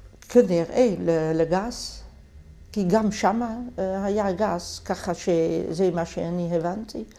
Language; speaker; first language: Hebrew; non-native, fluent; Dutch